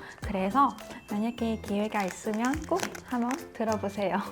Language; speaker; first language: Korean; non-native, fluent; Vietnamese